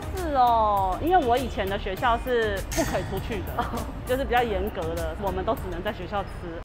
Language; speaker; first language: Chinese; native; Chinese